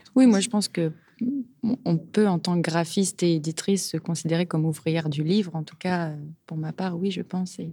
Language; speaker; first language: French; native; French